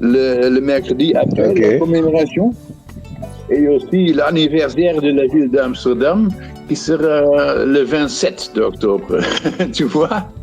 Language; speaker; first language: French; non-native, fluent; Dutch